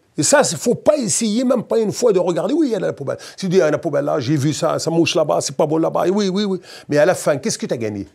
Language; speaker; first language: French; non-native, local second language; Berber languages